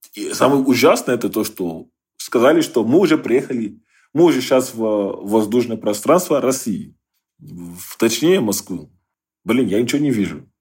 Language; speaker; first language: Russian; non-native, fluent; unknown